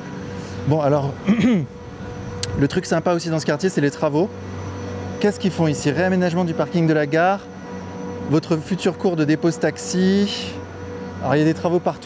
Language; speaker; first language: French; native; French